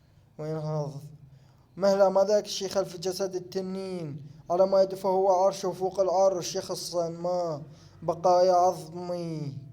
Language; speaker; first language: Arabic; native; Arabic